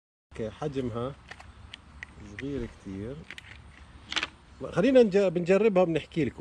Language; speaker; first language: Arabic; native; Arabic